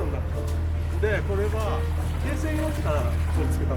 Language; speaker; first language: Japanese; native; Japanese